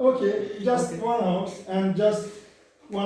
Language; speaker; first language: English; non-native, learner; Turkish